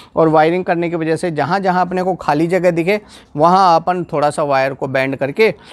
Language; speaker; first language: Hindi; non-native, local second language; Gujarati